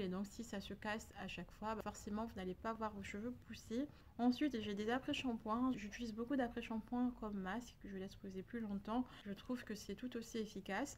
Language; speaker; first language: French; native; French